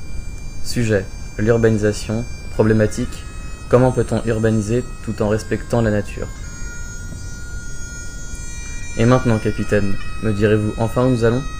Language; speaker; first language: French; native; French